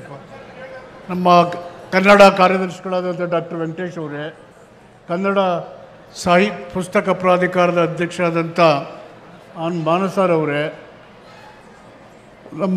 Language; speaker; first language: Kannada; native; Kannada